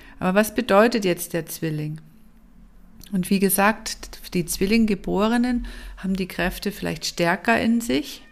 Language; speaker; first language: German; native; German